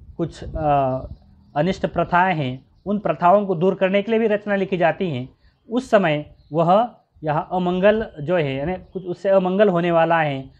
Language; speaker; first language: Hindi; non-native, local second language; Marathi